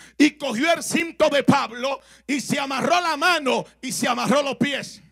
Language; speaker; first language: Spanish; native; Spanish